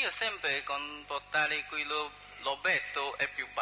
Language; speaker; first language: Italian; non-native, learner; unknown